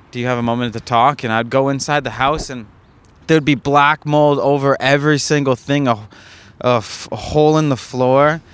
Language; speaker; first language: English; native; English